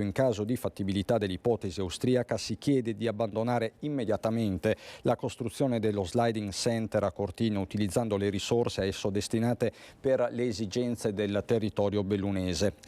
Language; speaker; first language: Italian; native; Italian